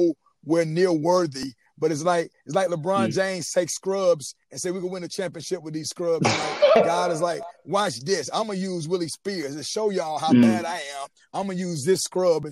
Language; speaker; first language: English; native; English